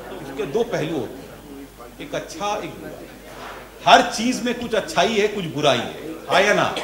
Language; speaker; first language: Hindi; non-native, local second language; Bangla